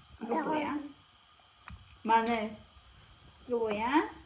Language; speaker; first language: Korean; non-native, learner; Turkish